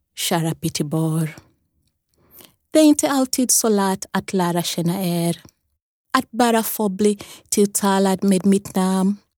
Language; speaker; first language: Swedish; non-native, fluent; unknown